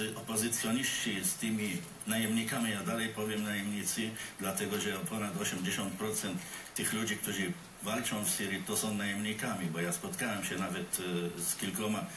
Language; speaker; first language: Polish; non-native, fluent; Arabic